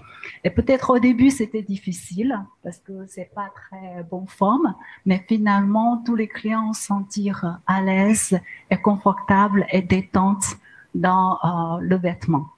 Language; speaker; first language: French; non-native, learner; Chinese